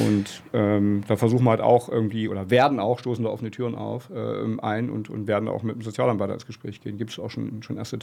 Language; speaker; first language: German; native; German